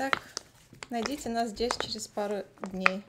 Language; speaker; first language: Russian; native; Russian